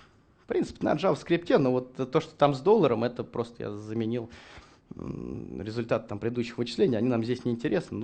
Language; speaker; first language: Russian; native; Russian